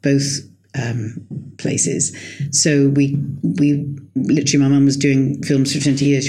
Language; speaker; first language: English; native; English